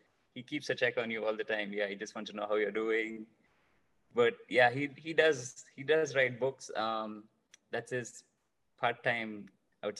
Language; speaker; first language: English; non-native, local second language; Kannada